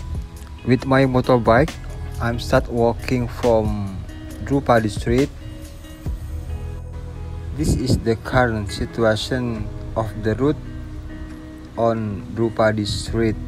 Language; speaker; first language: English; non-native, learner; Indonesian